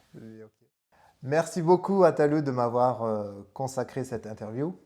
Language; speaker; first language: French; native; French